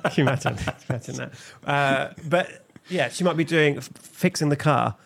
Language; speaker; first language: English; native; English